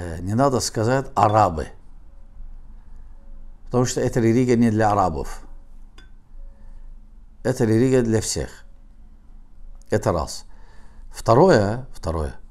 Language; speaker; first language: Russian; non-native, learner; Azerbaijani